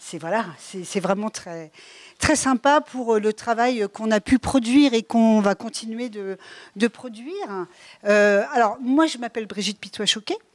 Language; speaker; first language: French; native; French